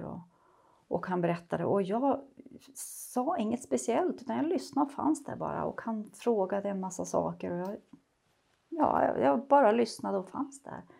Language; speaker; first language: Swedish; native; Swedish